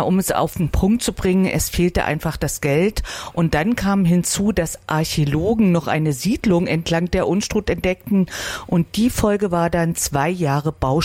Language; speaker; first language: German; native; German